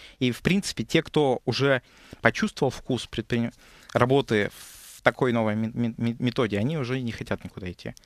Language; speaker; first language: Russian; native; Russian